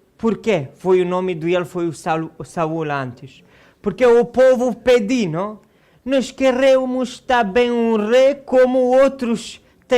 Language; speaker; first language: Portuguese; non-native, fluent; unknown